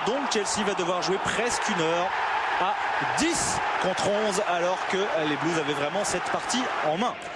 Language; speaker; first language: French; native; French